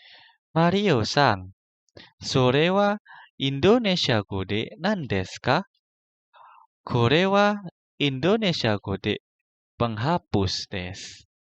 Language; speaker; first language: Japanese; non-native, fluent; Indonesian